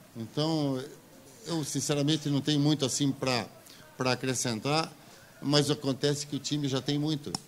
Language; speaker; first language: Portuguese; native; Portuguese